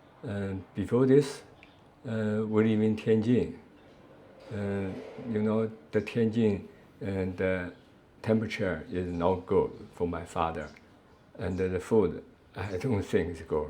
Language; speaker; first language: English; non-native, learner; Chinese